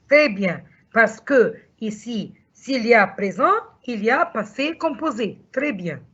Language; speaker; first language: French; non-native, fluent; Arabic